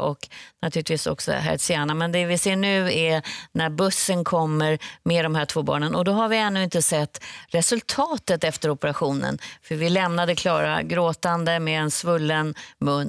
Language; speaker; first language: Swedish; native; Swedish